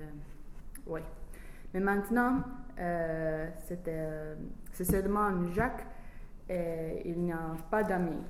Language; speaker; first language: French; non-native, fluent; English